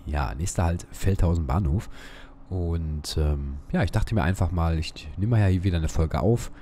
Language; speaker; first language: German; native; German